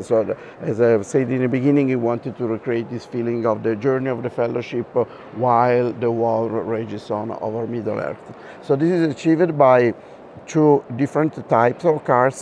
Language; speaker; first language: English; non-native, fluent; Italian